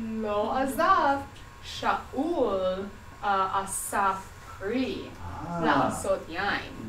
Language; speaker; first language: Hebrew; non-native, learner; English